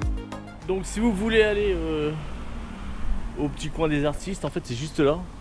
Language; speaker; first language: French; native; French